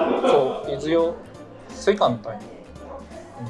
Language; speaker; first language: English; non-native, learner; Japanese